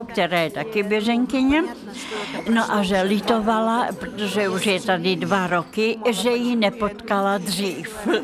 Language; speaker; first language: Czech; non-native, fluent; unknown